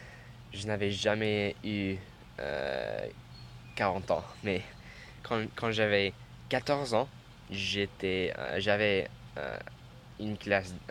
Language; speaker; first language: French; non-native, learner; English